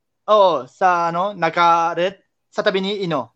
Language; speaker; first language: Filipino; non-native, learner; Japanese